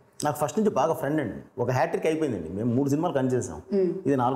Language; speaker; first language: Telugu; native; Telugu